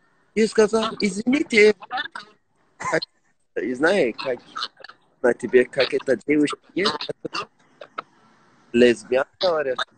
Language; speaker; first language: Russian; non-native, learner; Persian